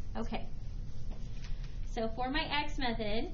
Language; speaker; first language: English; native; English